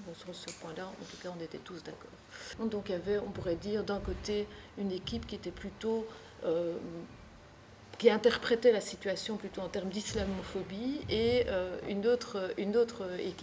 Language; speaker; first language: French; native; French